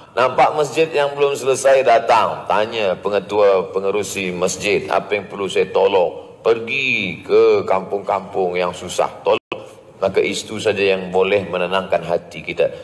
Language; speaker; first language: Malay; native; Malay